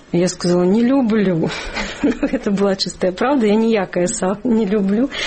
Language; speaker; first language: Belarusian; non-native, local second language; Russian